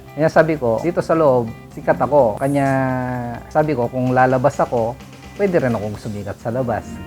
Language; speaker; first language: Filipino; non-native, local second language; Pampanga